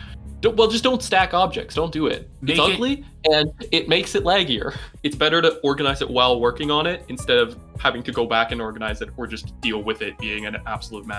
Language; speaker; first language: English; native; English